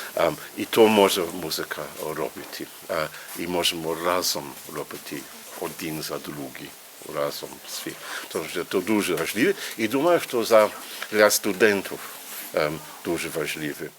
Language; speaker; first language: Ukrainian; non-native, learner; English